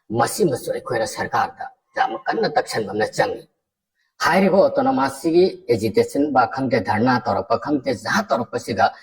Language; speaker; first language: Manipuri; native; Manipuri